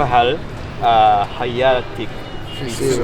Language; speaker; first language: Arabic; non-native, learner; Japanese